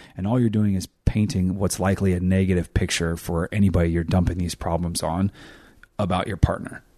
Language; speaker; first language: English; native; English